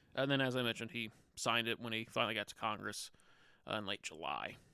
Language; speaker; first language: English; native; English